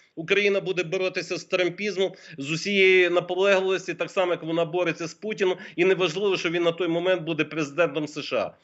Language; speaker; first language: Ukrainian; native; Ukrainian